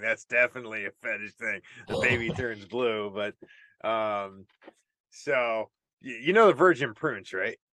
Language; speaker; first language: English; native; English